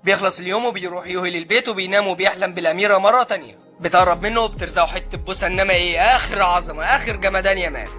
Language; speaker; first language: Arabic; native; Arabic